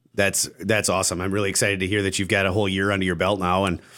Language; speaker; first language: English; early bilingual, other home language; French